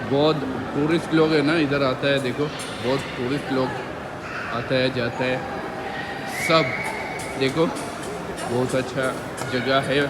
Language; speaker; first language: Hindi; non-native, local second language; Malayalam